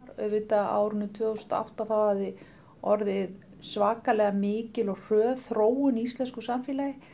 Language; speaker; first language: Icelandic; native; Icelandic